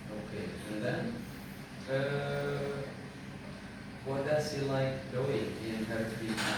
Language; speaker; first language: English; non-native, fluent; Indonesian